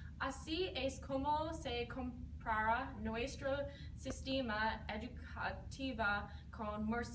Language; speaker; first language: Spanish; non-native, learner; English